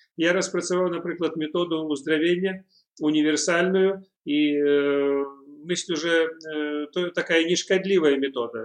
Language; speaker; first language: Polish; non-native, learner; Belarusian